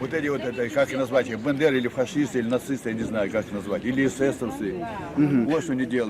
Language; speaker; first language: Russian; native; Russian